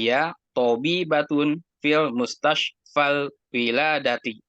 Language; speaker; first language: Arabic; non-native, learner; Indonesian